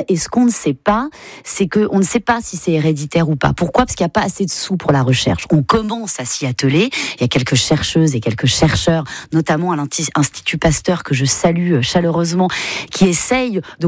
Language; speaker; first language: French; native; French